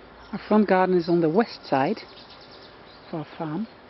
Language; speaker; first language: English; non-native, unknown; Dutch